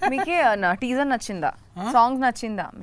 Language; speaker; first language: Telugu; non-native, learner; Bangla